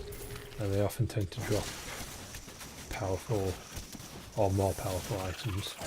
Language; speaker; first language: English; native; English